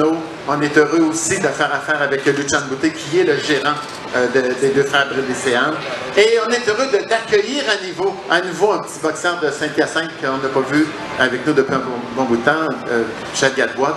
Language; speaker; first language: French; native; French